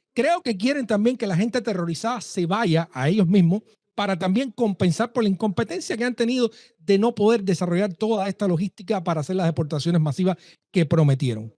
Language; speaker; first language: Spanish; native; Spanish